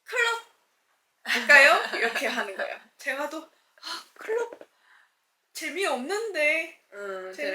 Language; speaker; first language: Korean; non-native, fluent; Chinese